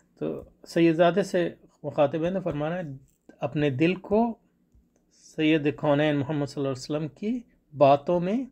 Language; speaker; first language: Urdu; native; Urdu